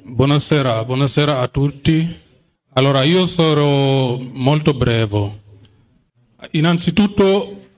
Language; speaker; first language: Italian; non-native, fluent; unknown